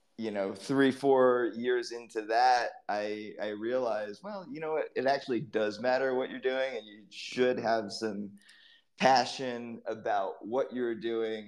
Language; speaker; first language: English; native; English